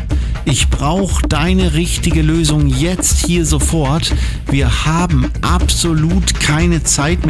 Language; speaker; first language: German; native; German